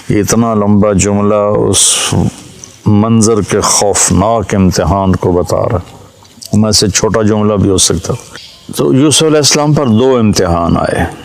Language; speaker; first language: Urdu; non-native, local second language; Punjabi